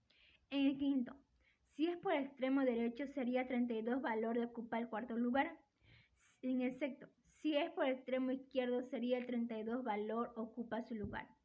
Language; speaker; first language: Spanish; native; Spanish